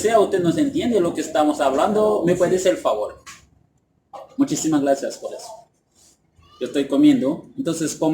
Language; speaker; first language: Spanish; non-native, learner; Haitian Creole